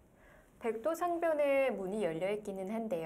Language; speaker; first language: Korean; native; Korean